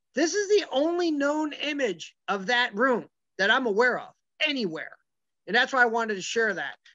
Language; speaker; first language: English; native; English